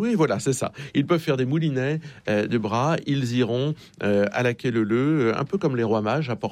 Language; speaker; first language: French; native; French